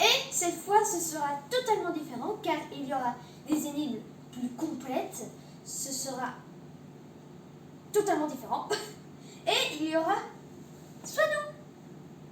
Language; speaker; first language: French; native; French